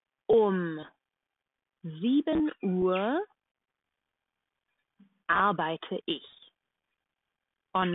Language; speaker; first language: German; non-native, fluent; English